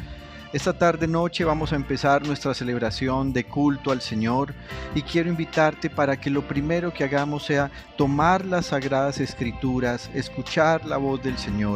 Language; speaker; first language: Spanish; native; Spanish